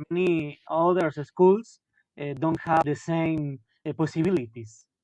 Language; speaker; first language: English; non-native, learner; Spanish